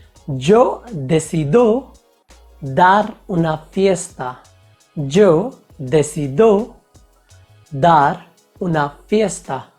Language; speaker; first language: Spanish; non-native, fluent; Hindi